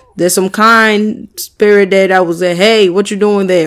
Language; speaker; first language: English; native; English